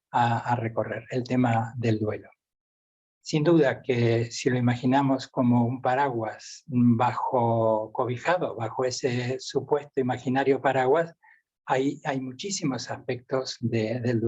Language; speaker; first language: Spanish; native; Spanish